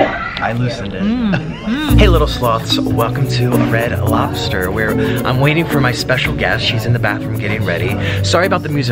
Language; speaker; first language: English; non-native, local second language; Spanish